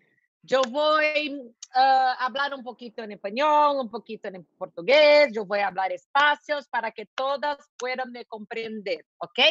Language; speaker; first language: Spanish; non-native, learner; Portuguese